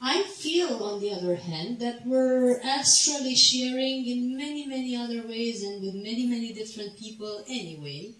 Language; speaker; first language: English; non-native, fluent; Romanian